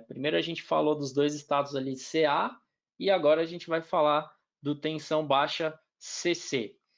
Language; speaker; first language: Portuguese; native; Portuguese